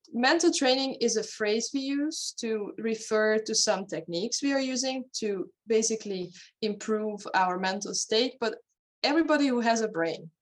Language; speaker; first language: English; non-native, fluent; Hungarian